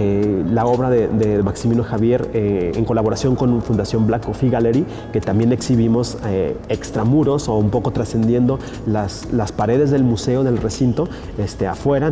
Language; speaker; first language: Spanish; native; Spanish